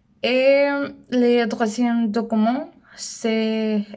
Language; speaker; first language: French; non-native, learner; Spanish